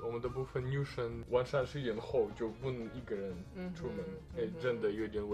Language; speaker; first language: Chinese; non-native, fluent; Russian